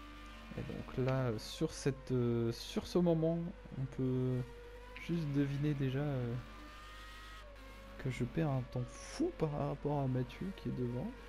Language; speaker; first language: French; native; French